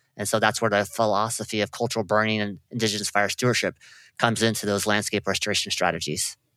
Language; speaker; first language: English; native; English